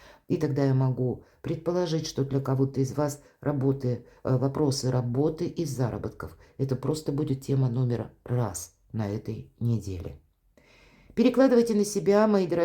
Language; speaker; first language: Russian; native; Russian